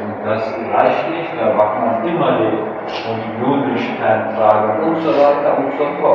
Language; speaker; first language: German; non-native, fluent; Turkish